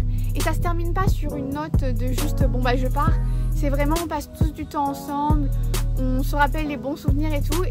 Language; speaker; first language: French; native; French